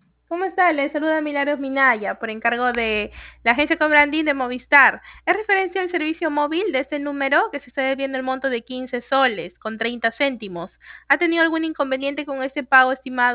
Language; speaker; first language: Spanish; native; Spanish